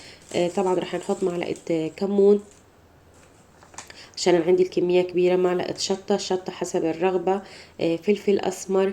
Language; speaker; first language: Arabic; native; Arabic